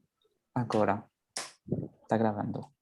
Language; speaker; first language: Portuguese; non-native, fluent; French